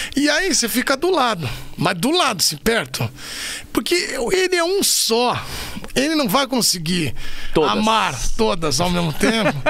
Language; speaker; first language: Portuguese; native; Portuguese